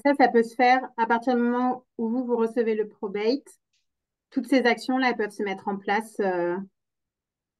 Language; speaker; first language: French; native; French